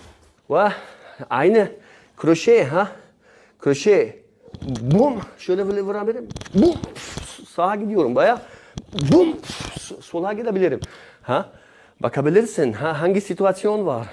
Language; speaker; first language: Turkish; non-native, learner; Polish